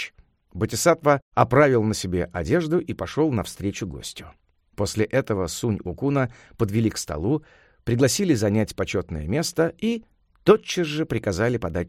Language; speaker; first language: Russian; native; Russian